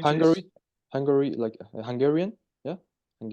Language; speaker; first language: English; non-native, fluent; Spanish